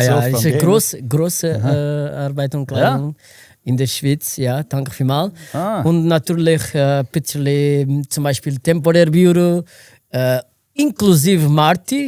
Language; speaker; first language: German; non-native, learner; Portuguese